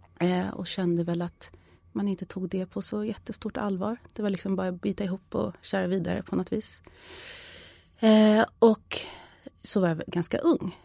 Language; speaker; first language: Swedish; early bilingual, other home language; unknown